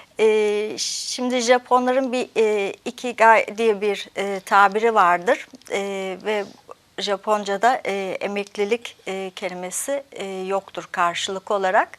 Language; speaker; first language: Turkish; early bilingual, heritage; Turkish